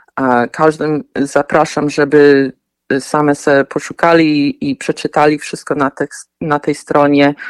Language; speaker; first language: Polish; early bilingual, heritage; Polish